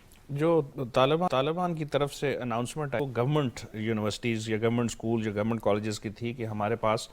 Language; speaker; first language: Urdu; native; Urdu